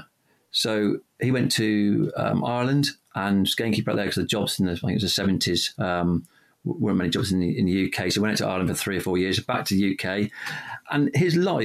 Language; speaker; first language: English; native; English